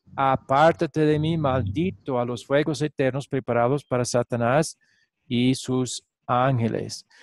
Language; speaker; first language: Spanish; non-native, fluent; English